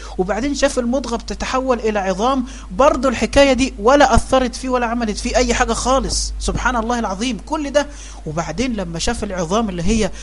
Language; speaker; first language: Arabic; native; Arabic